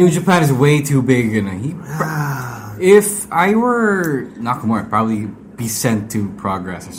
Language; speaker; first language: English; non-native, local second language; Filipino